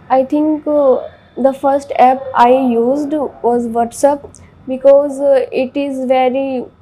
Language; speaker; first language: English; non-native, local second language; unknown